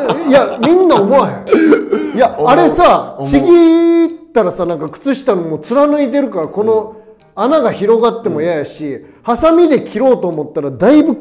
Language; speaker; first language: Japanese; native; Japanese